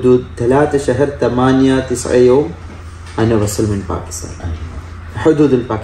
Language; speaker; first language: Arabic; non-native, learner; Malayalam